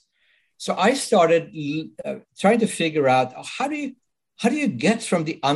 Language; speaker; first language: English; non-native, fluent; Swedish